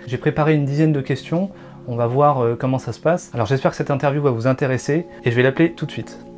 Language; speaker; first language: French; native; French